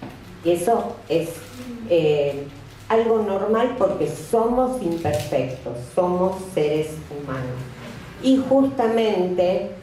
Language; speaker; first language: Spanish; native; Spanish